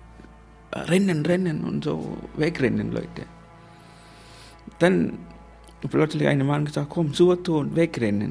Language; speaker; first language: German; non-native, learner; Tamil